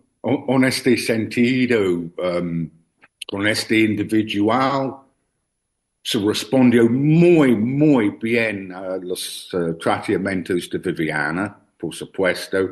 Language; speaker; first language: Spanish; non-native, learner; English